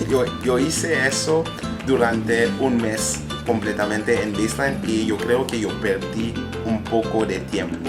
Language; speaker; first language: Spanish; non-native, learner; French